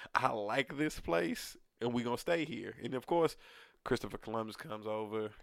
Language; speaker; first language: English; native; English